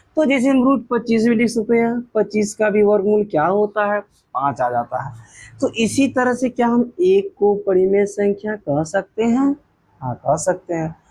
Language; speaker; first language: Hindi; native; Hindi